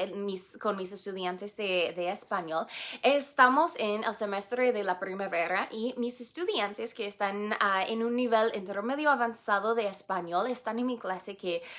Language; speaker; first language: Spanish; non-native, fluent; English